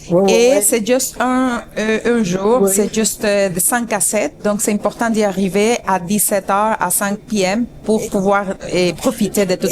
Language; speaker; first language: French; non-native, fluent; Spanish